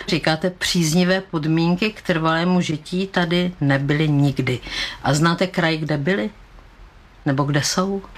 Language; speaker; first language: Czech; native; Czech